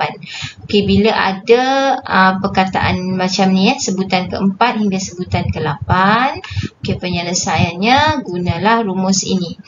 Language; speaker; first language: Malay; native; Malay